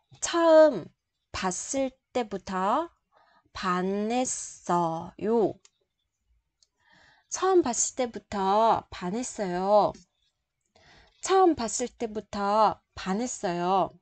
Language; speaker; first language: Korean; non-native, fluent; Vietnamese